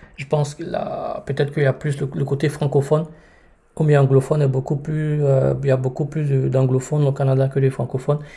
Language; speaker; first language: French; native; French